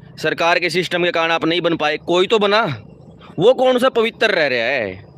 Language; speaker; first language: Hindi; native; Hindi